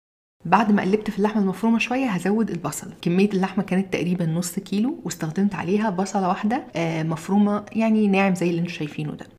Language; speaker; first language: Arabic; native; Arabic